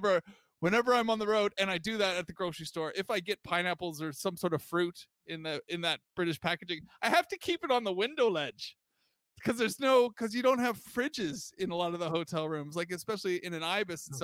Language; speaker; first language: English; native; English